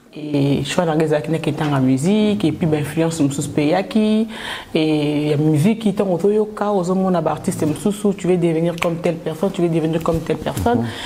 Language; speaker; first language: French; non-native, local second language; Lingala